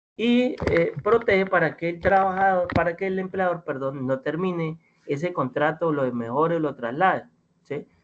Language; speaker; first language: Spanish; native; Spanish